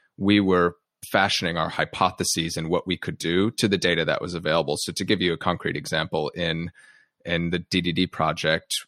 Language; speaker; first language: English; native; English